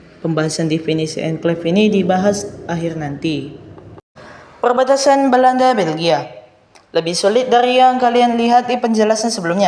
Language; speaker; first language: Indonesian; native; Indonesian